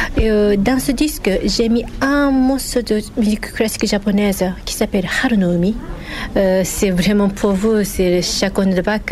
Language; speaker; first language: French; non-native, fluent; Japanese